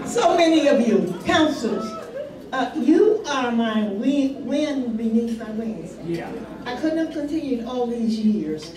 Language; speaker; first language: English; native; English